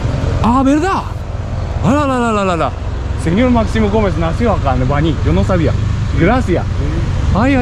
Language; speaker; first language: Spanish; non-native, learner; Japanese